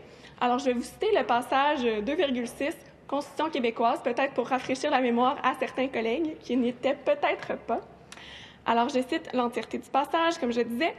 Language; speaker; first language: French; native; French